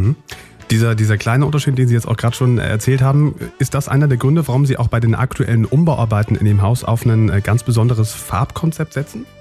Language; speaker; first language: German; native; German